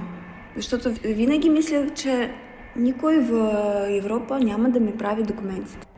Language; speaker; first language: Bulgarian; non-native, learner; Russian